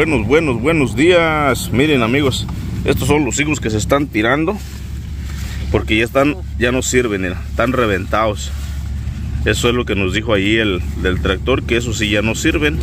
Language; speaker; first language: Spanish; native; Spanish